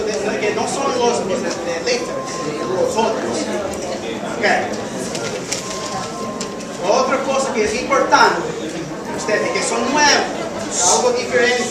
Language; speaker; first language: Spanish; early bilingual, heritage; English